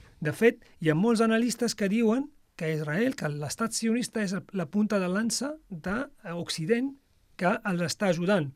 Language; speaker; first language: Catalan; non-native, fluent; Arabic